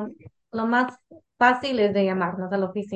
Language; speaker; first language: Spanish; early bilingual, heritage; English